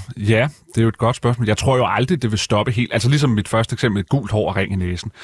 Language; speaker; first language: Danish; native; Danish